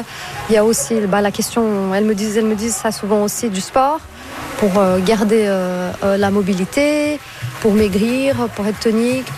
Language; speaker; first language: French; non-native, fluent; Portuguese